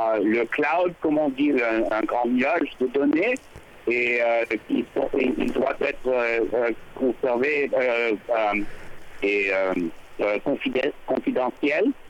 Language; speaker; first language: French; non-native, learner; English